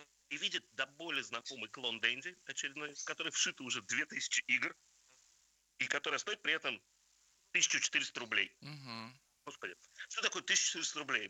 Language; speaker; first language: Russian; native; Russian